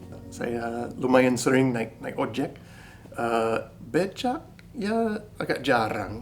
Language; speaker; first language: Indonesian; non-native, fluent; English